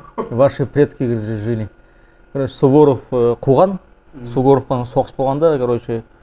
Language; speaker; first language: Russian; non-native, local second language; Kazakh